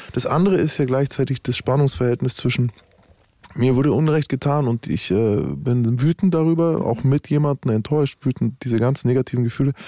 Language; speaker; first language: German; native; German